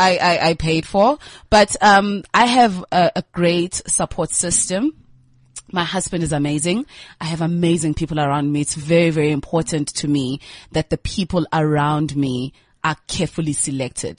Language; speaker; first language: English; non-native, local second language; Zulu